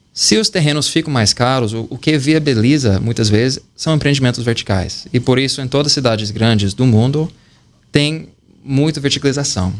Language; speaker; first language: Portuguese; non-native, fluent; English